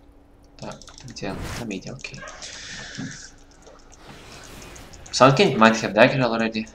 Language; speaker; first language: Russian; native; Russian